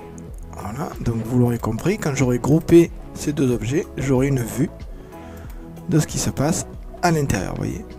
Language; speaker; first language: French; native; French